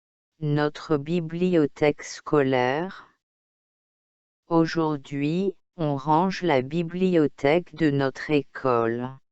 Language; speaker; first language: French; non-native, learner; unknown